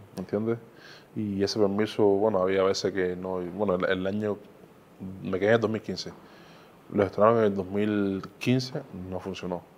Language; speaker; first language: Spanish; native; Spanish